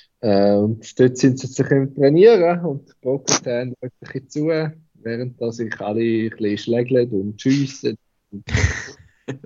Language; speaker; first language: German; native; German